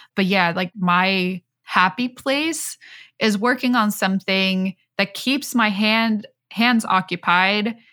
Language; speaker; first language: English; non-native, fluent; Swedish